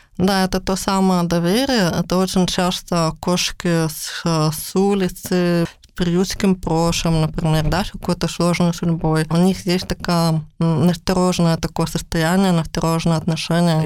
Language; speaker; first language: Russian; native; Russian